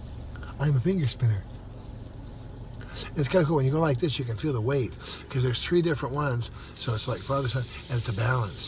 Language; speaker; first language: English; native; English